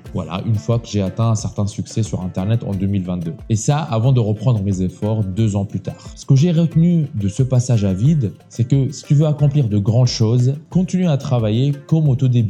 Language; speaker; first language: French; native; French